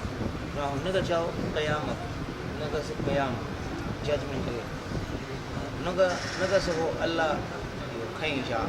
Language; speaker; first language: Chinese; non-native, learner; Punjabi